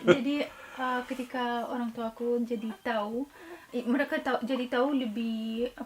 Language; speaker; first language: Indonesian; non-native, fluent; Russian